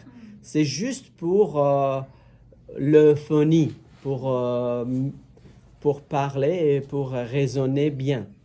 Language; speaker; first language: French; non-native, fluent; English